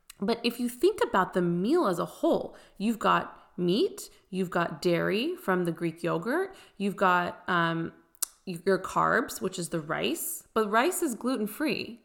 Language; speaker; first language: English; early bilingual, other home language; Persian